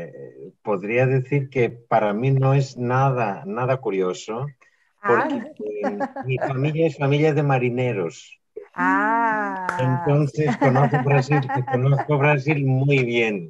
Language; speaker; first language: Spanish; non-native, fluent; Greek